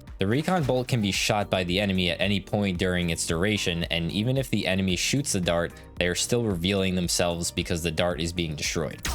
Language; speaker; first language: English; native; English